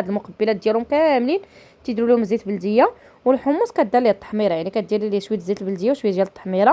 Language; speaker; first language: Arabic; native; Arabic